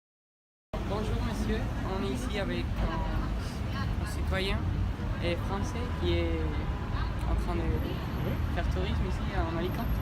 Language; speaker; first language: French; non-native, fluent; Spanish